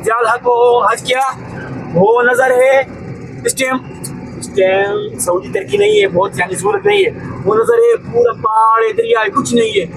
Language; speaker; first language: Hindi; non-native, learner; Baluchi